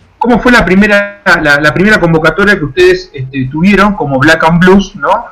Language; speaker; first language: Spanish; native; Spanish